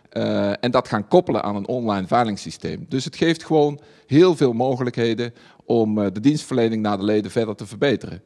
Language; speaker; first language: Dutch; native; Dutch